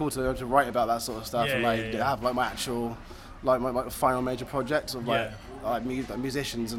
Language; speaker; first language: English; native; English